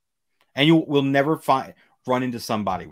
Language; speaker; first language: English; native; English